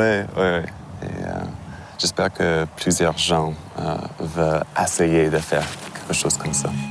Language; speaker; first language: French; non-native, learner; English